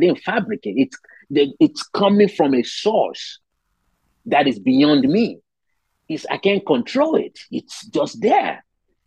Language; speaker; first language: English; non-native, local second language; Yoruba